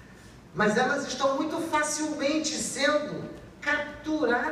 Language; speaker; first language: Portuguese; native; Portuguese